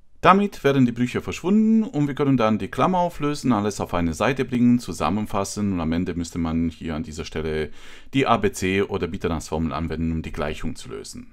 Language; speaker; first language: German; non-native, fluent; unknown